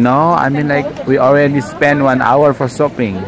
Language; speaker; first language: English; non-native, learner; Indonesian